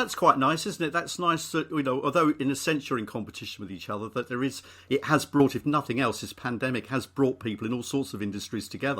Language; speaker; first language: English; native; English